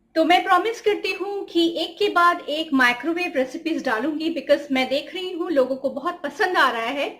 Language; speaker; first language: Hindi; non-native, local second language; Bangla